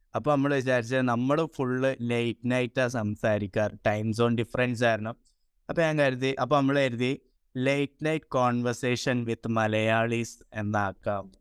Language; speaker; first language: Malayalam; early bilingual, heritage; Malayalam